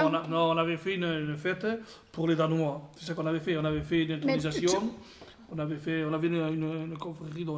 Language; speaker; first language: French; native; French